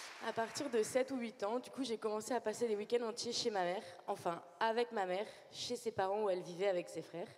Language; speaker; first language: French; native; French